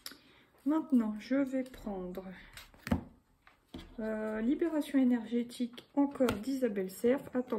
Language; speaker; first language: French; native; French